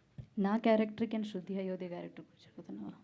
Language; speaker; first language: Telugu; non-native, learner; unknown